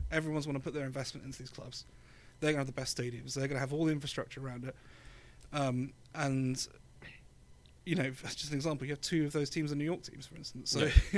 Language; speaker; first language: English; native; English